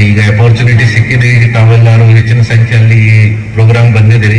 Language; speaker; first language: Kannada; non-native, local second language; Hindi